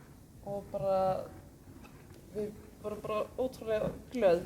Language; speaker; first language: Icelandic; non-native, fluent; Swedish